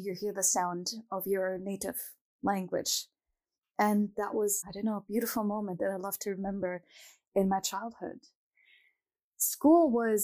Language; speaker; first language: English; non-native, fluent; Arabic